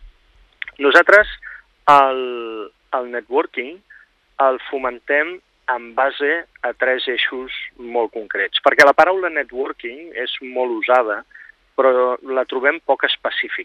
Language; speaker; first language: Catalan; native; Catalan